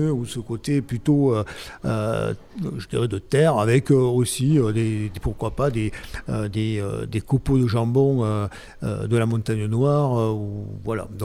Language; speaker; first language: French; native; French